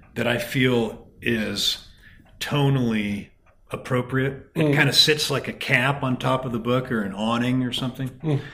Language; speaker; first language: English; native; English